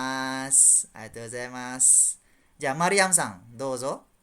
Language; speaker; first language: Japanese; non-native, fluent; Malay